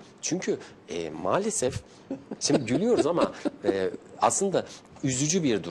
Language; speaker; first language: Turkish; native; Turkish